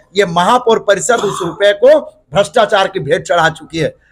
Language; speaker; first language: Hindi; native; Hindi